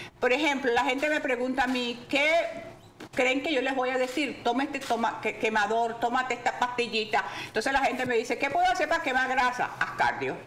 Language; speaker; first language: Spanish; native; Spanish